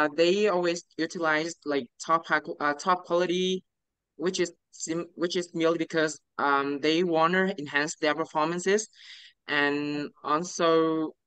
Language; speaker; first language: English; non-native, learner; Vietnamese